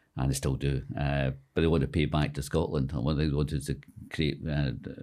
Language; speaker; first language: English; native; English